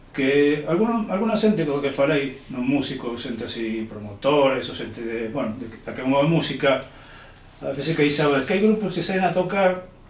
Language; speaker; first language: Galician; non-native, local second language; Spanish